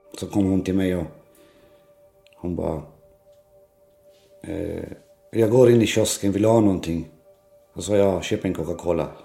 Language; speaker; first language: Swedish; non-native, local second language; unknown